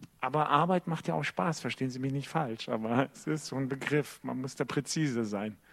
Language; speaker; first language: German; native; German